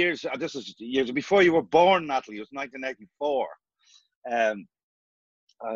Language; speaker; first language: English; native; English